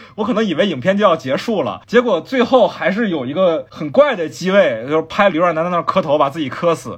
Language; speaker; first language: Chinese; native; Chinese